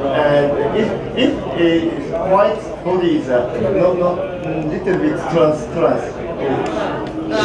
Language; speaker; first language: English; non-native, learner; Japanese